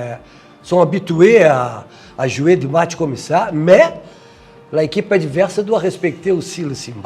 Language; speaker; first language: French; non-native, fluent; Portuguese